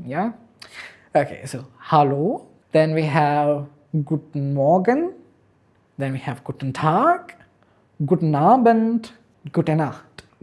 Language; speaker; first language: German; non-native, fluent; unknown